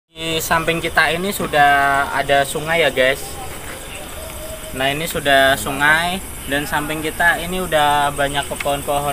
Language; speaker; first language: Indonesian; native; Indonesian